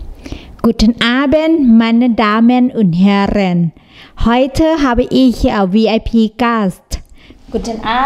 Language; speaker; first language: German; non-native, learner; Thai